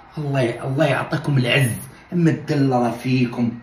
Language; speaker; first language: Arabic; native; Arabic